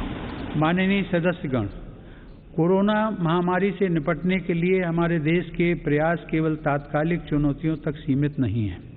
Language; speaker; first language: Hindi; native; Hindi